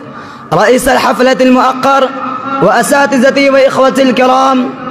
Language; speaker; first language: Arabic; non-native, learner; Urdu